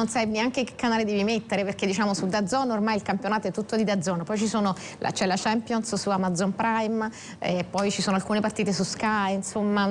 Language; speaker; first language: Italian; native; Italian